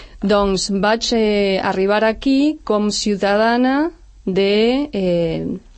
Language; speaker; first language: Catalan; non-native, fluent; Spanish